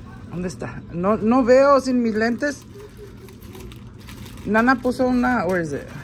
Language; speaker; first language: Spanish; early bilingual, heritage; Spanish